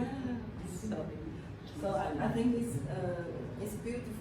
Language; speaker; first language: English; non-native, learner; Chinese